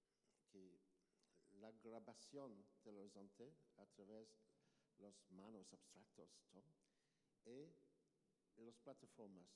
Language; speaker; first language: Spanish; non-native, learner; English